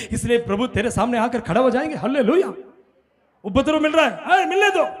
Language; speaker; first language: Hindi; non-native, local second language; Tamil